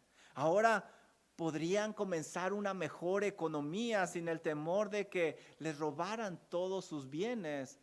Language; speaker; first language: Spanish; native; Spanish